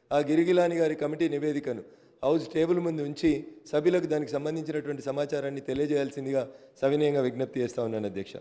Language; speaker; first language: Telugu; native; Telugu